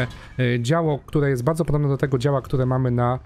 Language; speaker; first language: Polish; native; Polish